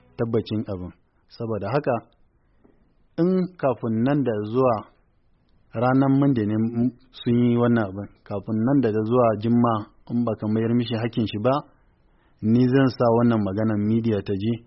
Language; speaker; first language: Hausa; non-native, local second language; Kanuri